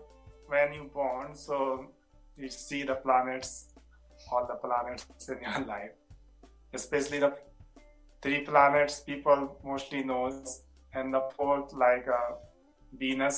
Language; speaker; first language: English; non-native, local second language; Hindi